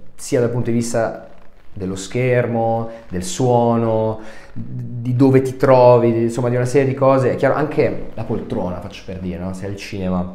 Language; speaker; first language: Italian; native; Italian